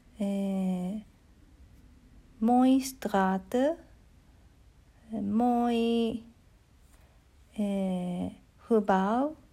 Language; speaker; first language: Dutch; non-native, learner; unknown